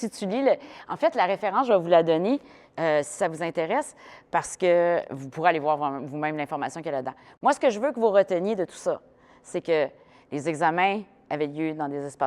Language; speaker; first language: French; native; French